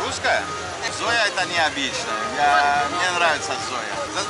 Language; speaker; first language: Russian; non-native, fluent; English